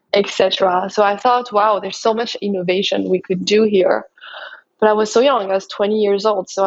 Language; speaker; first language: English; non-native, fluent; French